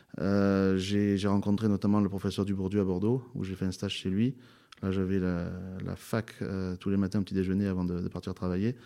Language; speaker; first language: French; native; French